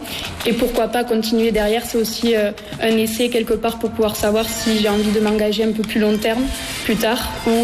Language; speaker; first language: French; native; French